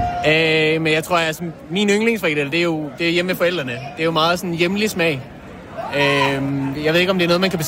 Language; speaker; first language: Danish; native; Danish